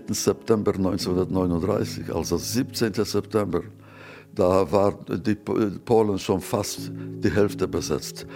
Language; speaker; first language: German; non-native, fluent; Yiddish